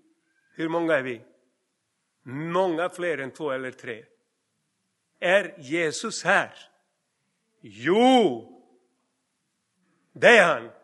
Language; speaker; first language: Swedish; non-native, fluent; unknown